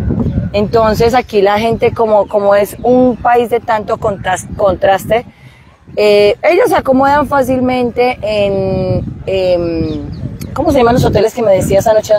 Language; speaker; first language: Spanish; native; Spanish